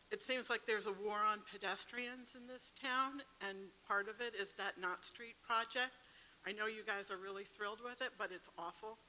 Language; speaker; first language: English; native; English